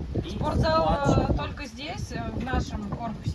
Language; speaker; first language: Russian; native; Russian